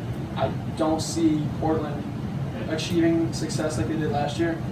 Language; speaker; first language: English; native; English